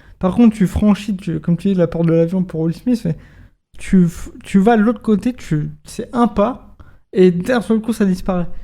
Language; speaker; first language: French; native; French